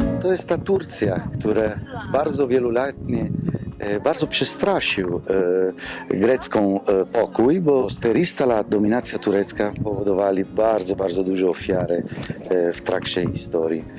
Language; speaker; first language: Polish; non-native, fluent; Italian